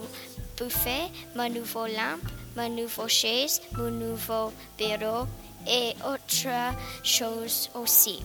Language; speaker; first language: French; non-native, learner; English